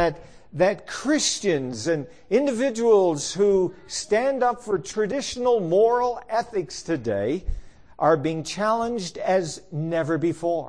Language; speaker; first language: English; native; English